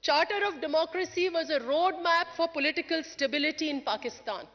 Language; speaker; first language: English; non-native, local second language; Urdu